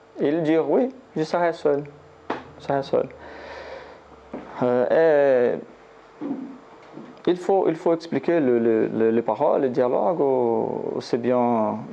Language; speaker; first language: French; non-native, learner; Portuguese